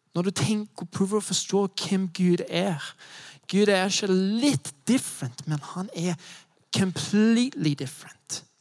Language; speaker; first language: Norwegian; non-native, fluent; English